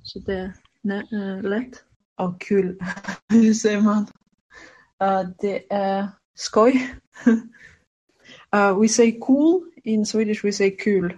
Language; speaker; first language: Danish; non-native, learner; Swedish